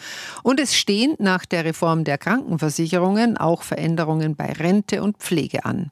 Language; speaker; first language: German; native; German